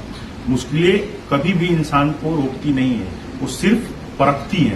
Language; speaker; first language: Hindi; native; Hindi